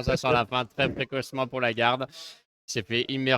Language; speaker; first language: French; native; French